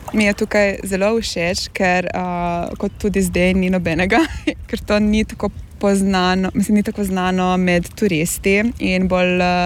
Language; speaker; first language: Slovenian; non-native, fluent; Hungarian